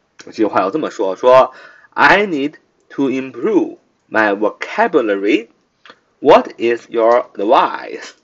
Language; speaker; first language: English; non-native, fluent; Chinese